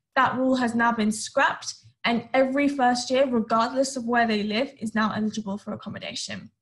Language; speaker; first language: English; native; English